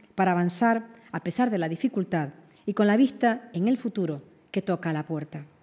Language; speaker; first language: Spanish; native; Spanish